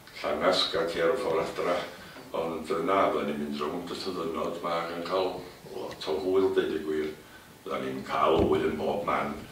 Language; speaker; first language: Welsh; native; Welsh